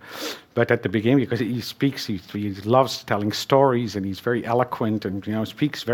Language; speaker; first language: English; non-native, fluent; Dutch